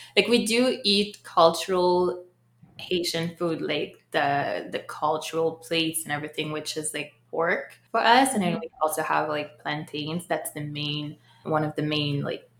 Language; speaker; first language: English; early bilingual, other home language; Haitian Creole